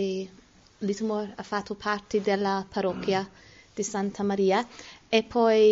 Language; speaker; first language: Italian; non-native, learner; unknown